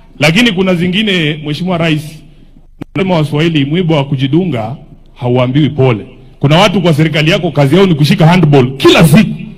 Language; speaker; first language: Swahili; non-native, local second language; Luyia